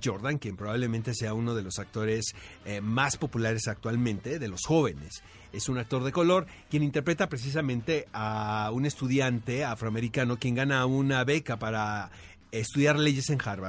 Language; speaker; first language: Spanish; native; Spanish